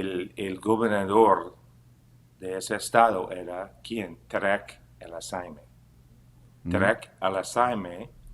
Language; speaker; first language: Spanish; non-native, fluent; English